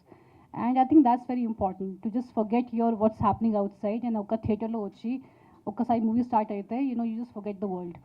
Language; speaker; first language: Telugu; non-native, local second language; Hindi